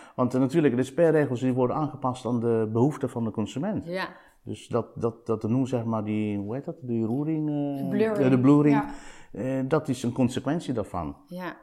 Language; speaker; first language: Dutch; non-native, fluent; Italian